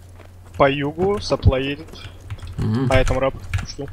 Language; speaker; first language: Russian; native; Russian